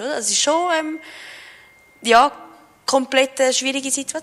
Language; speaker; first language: German; native; German